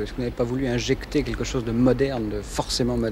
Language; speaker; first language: French; native; French